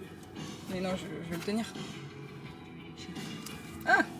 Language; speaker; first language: French; native; French